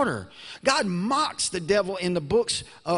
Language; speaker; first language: English; native; English